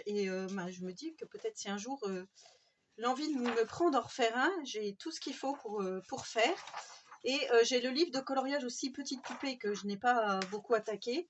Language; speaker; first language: French; native; French